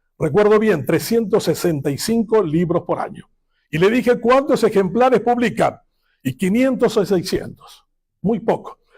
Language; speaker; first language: Spanish; non-native, local second language; Guarani